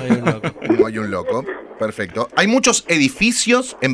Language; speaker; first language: Spanish; native; Spanish